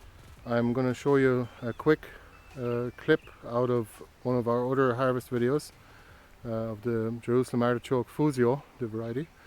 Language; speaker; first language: English; native; English